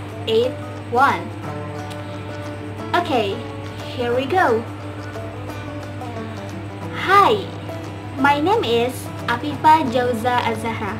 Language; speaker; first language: English; non-native, learner; Indonesian